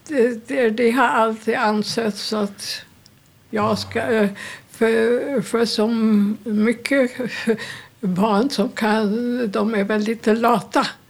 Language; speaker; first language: Swedish; non-native, fluent; German